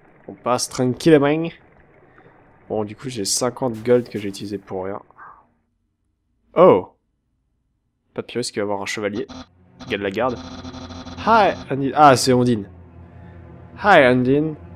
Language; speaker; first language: French; native; French